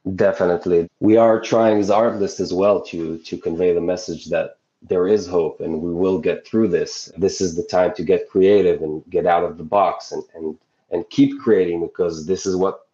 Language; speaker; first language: English; non-native, fluent; Hebrew